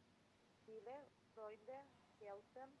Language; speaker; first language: German; non-native, learner; Macedonian